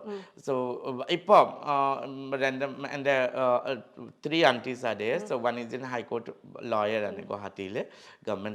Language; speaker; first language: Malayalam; non-native, local second language; Assamese